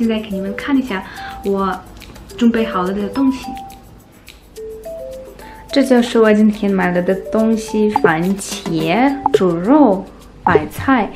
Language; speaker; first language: Chinese; non-native, learner; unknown